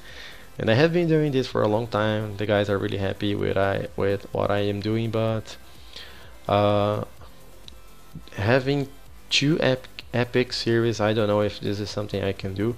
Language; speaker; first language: English; non-native, fluent; Portuguese